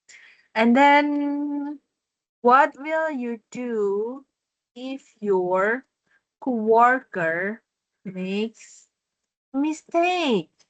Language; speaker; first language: English; non-native, fluent; Indonesian